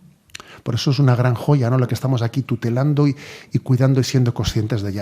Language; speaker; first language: Spanish; native; Spanish